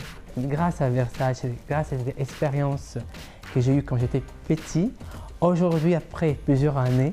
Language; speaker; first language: French; non-native, fluent; Italian